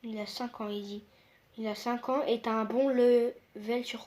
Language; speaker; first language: French; native; French